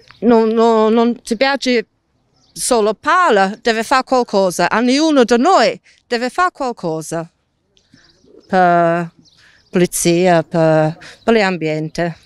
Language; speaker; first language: Italian; non-native, learner; English